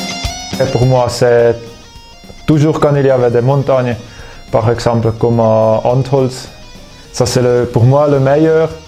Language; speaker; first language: French; non-native, local second language; German